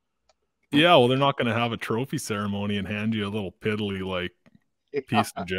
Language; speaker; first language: English; native; English